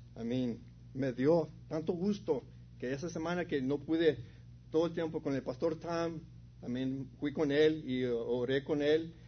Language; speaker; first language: Spanish; early bilingual, heritage; Spanish